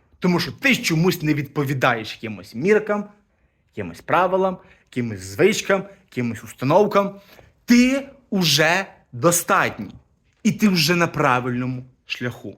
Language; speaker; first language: Ukrainian; native; Ukrainian